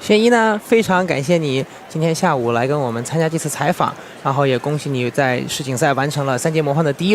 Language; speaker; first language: Chinese; native; Chinese